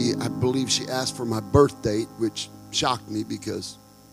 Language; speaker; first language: English; native; English